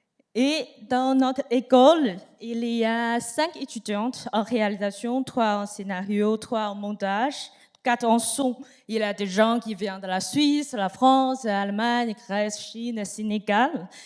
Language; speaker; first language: French; non-native, learner; Chinese